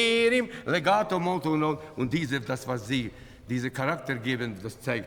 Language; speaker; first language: German; non-native, fluent; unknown